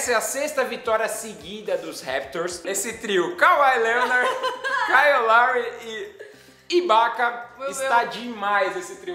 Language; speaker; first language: Portuguese; native; Portuguese